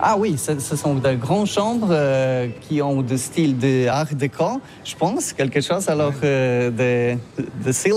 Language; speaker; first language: French; non-native, learner; Polish